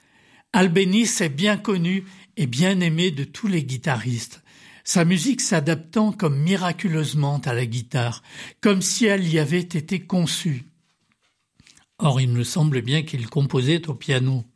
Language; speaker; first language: French; native; French